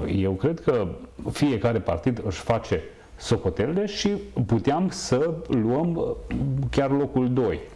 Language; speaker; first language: Romanian; native; Romanian